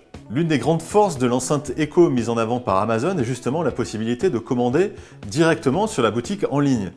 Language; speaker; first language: French; native; French